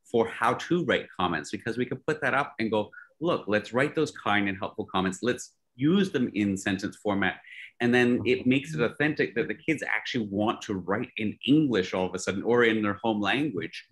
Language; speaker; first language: English; native; English